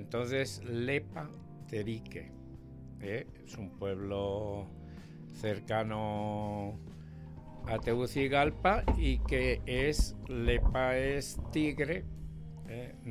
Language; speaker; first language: Spanish; native; Spanish